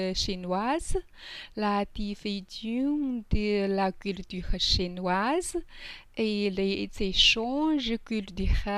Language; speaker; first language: French; non-native, learner; Chinese